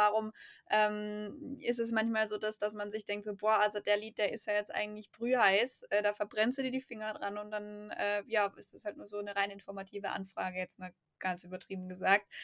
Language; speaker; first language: German; native; German